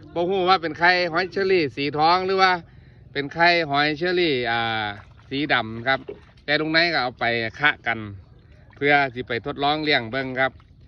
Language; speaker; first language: Thai; native; Thai